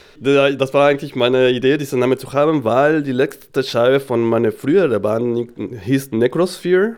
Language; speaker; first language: German; non-native, fluent; Spanish